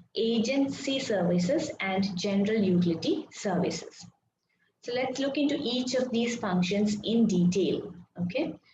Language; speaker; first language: English; non-native, local second language; Malayalam